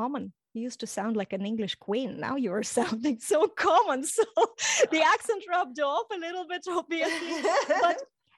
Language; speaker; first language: English; non-native, fluent; Russian